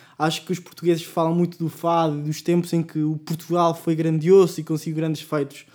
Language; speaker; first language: Portuguese; early bilingual, other home language; Spanish